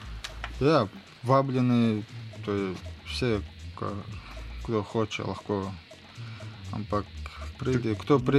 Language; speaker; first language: Slovenian; non-native, learner; Russian